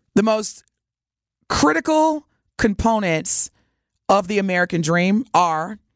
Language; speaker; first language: English; native; English